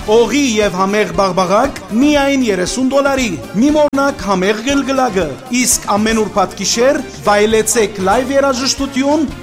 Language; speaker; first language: Armenian; native; Armenian